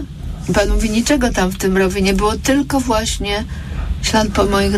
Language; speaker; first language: Polish; native; Polish